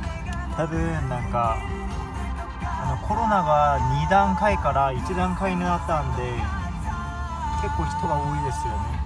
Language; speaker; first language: Japanese; non-native, fluent; Korean